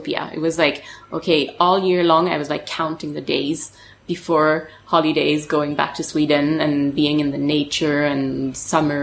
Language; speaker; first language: English; non-native, fluent; French